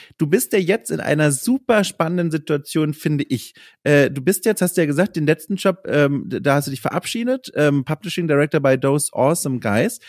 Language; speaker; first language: German; native; German